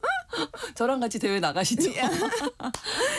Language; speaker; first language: Korean; native; Korean